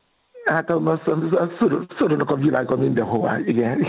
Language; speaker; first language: Hungarian; non-native, fluent; Yoruba